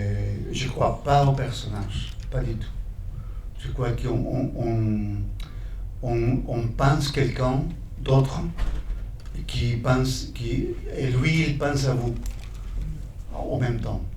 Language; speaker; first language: French; non-native, fluent; Spanish